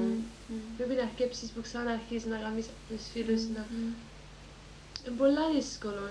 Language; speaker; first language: Greek; early bilingual, heritage; Greek